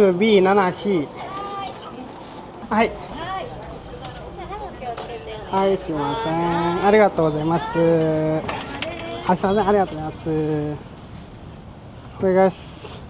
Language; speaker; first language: Japanese; non-native, learner; Indonesian